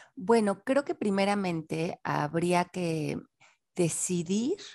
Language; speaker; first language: Spanish; native; Spanish